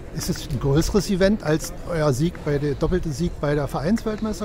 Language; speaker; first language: German; native; German